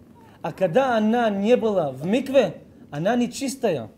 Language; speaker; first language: Russian; early bilingual, heritage; Hebrew